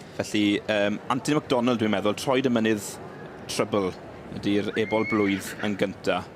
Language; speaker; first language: Welsh; native; Welsh